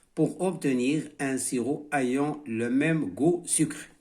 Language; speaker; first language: French; non-native, local second language; Arabic